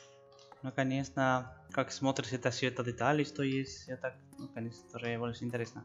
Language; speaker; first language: Russian; non-native, learner; Spanish